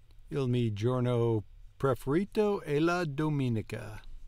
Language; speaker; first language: Italian; non-native, learner; English